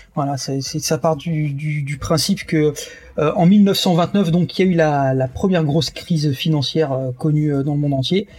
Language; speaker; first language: French; native; French